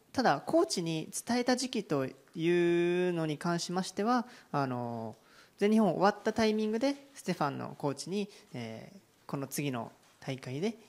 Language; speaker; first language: Japanese; native; Japanese